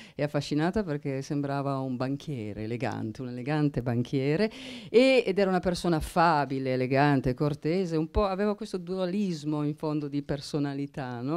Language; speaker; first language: Italian; native; Italian